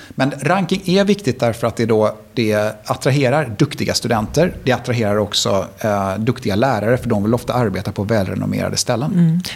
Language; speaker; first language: Swedish; native; Swedish